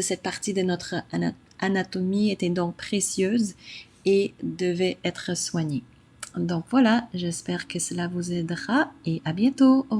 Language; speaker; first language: French; non-native, local second language; English